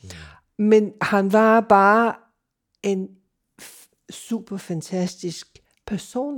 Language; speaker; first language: Danish; non-native, fluent; English